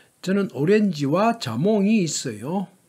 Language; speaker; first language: Korean; native; Korean